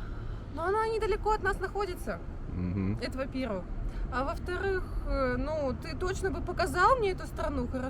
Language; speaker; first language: Russian; native; Russian